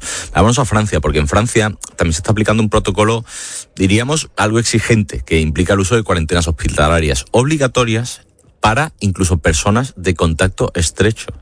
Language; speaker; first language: Spanish; native; Spanish